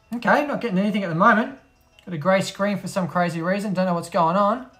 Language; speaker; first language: English; native; English